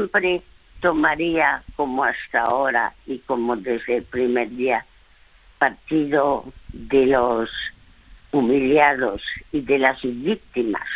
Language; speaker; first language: Spanish; early bilingual, other home language; French